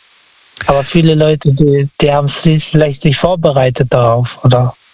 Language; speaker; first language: German; non-native, fluent; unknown